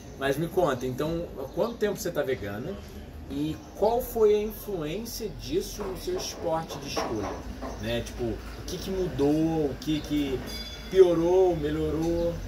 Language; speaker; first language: Portuguese; native; Portuguese